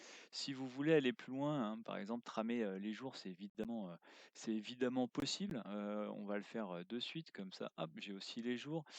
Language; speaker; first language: French; native; French